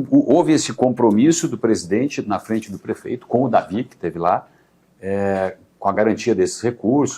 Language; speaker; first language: Portuguese; native; Portuguese